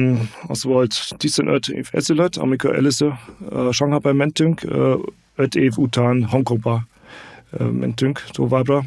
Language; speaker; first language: Hungarian; non-native, fluent; German